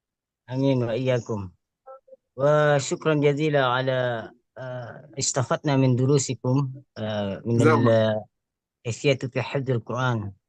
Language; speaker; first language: Arabic; non-native, fluent; Indonesian